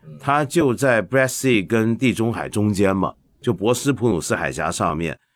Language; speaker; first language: Chinese; non-native, local second language; Cantonese